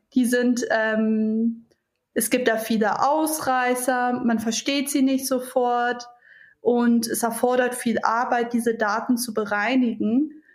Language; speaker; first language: German; early bilingual, other home language; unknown